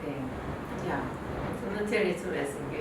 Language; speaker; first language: German; non-native, learner; Korean